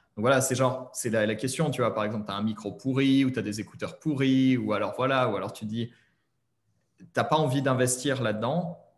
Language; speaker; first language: French; native; French